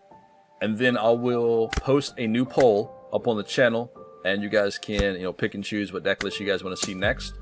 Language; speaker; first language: English; native; English